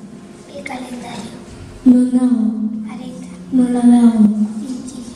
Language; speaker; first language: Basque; non-native, local second language; Spanish